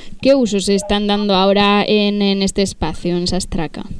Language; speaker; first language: Spanish; native; Spanish